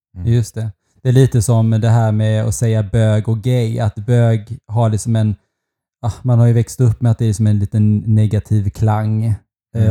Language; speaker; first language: Swedish; native; Swedish